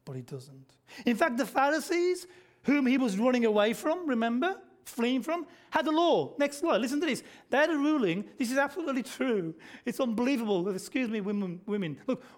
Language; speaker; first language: English; native; English